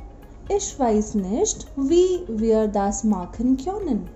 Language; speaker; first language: German; non-native, fluent; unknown